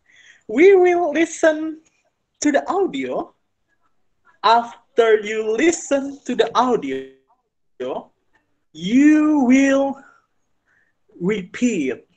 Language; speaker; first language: English; non-native, fluent; Indonesian